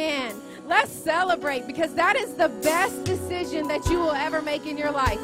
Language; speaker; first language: English; native; English